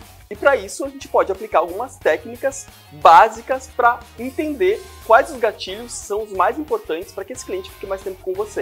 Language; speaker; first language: Portuguese; native; Portuguese